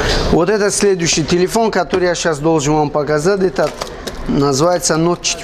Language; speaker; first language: Russian; non-native, fluent; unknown